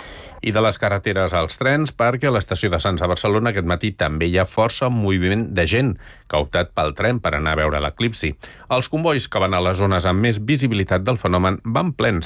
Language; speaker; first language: Catalan; native; Catalan